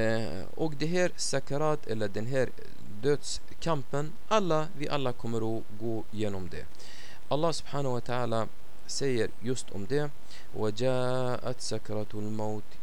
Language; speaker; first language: Swedish; non-native, fluent; Arabic